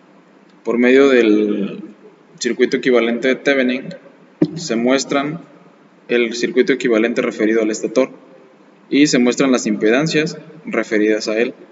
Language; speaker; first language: Spanish; native; Spanish